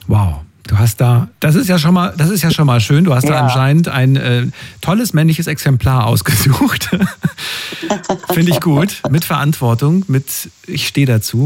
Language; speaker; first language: German; native; German